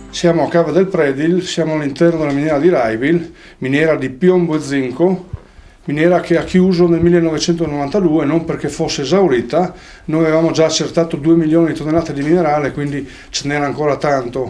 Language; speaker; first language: Italian; native; Italian